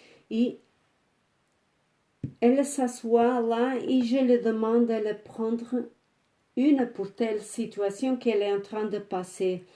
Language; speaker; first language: French; non-native, fluent; Portuguese